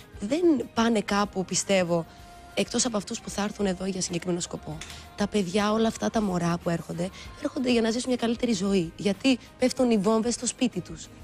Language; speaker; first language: Greek; early bilingual, other home language; Albanian